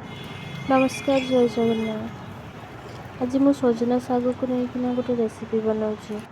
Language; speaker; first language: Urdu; non-native, local second language; Odia